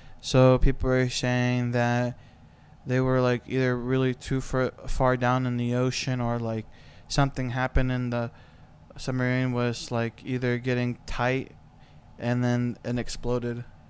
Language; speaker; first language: English; early bilingual, other home language; Spanish